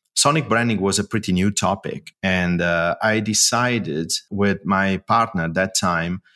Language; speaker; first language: English; non-native, fluent; Italian